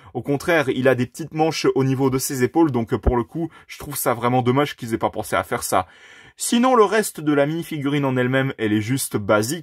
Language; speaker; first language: French; native; French